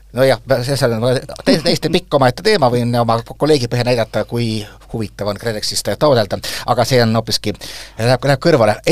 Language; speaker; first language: Estonian; native; Estonian